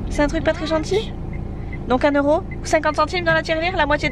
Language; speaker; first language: French; native; French